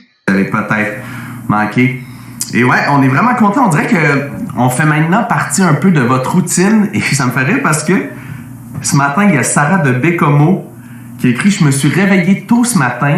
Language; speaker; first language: French; native; French